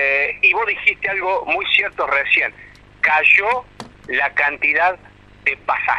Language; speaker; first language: Spanish; native; Spanish